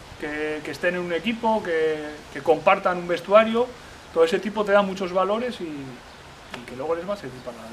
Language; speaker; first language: Spanish; native; Spanish